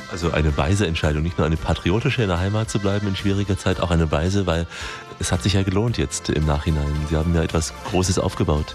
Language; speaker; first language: German; native; German